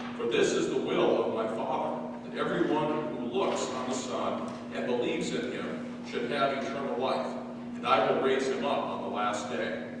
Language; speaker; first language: English; native; English